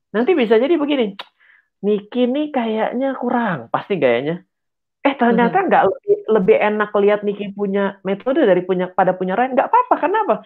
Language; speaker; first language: Indonesian; native; Indonesian